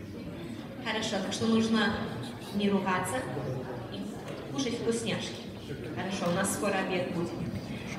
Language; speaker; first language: Russian; early bilingual, heritage; Russian